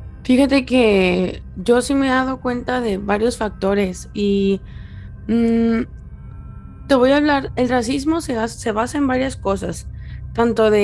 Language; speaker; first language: Spanish; native; Spanish